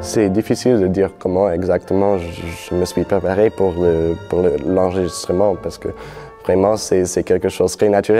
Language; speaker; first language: French; non-native, fluent; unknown